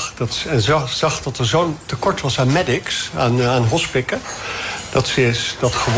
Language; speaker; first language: Dutch; non-native, fluent; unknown